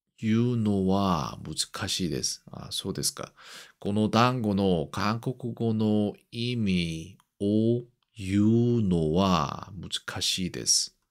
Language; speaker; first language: Japanese; non-native, learner; Korean